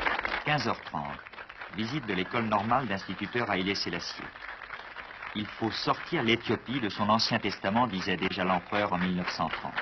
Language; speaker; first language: French; native; French